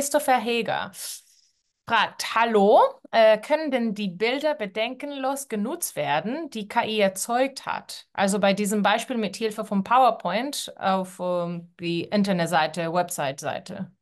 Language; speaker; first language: German; non-native, fluent; Spanish